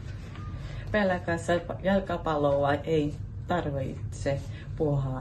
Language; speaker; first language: Finnish; non-native, learner; Filipino